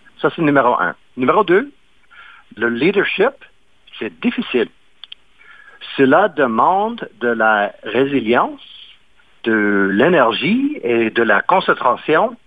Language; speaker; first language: French; non-native, fluent; English